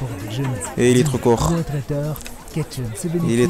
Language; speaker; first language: French; native; French